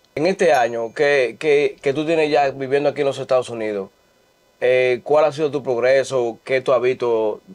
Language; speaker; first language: Spanish; native; Spanish